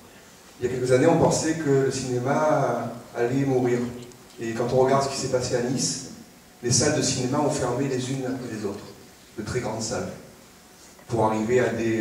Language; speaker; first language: French; native; French